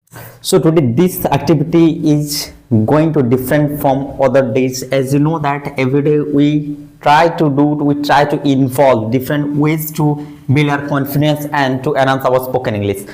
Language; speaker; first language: English; non-native, fluent; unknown